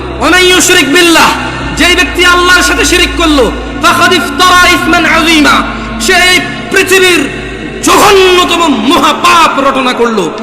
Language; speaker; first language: Bangla; early bilingual, heritage; Bangla